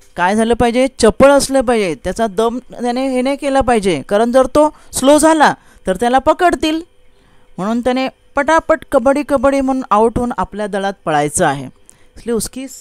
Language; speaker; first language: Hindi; non-native, local second language; Marathi